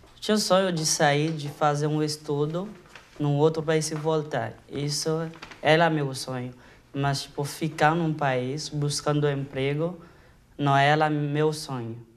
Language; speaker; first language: Portuguese; non-native, fluent; Haitian Creole